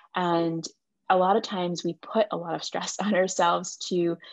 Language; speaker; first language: English; native; English